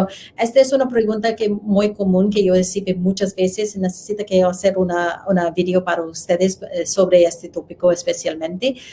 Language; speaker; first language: Spanish; non-native, learner; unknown